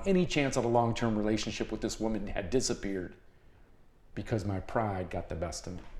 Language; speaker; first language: English; native; English